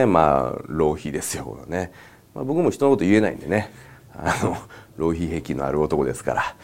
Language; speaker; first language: Japanese; native; Japanese